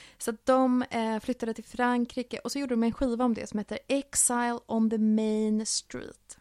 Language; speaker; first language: Swedish; early bilingual, other home language; Finnish